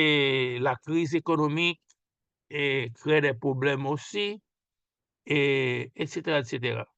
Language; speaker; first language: French; non-native, local second language; Haitian Creole